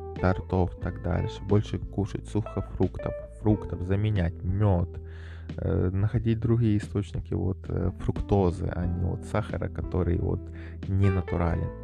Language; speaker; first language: Russian; native; Russian